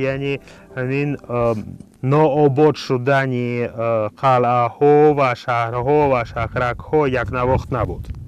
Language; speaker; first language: Persian; non-native, fluent; Russian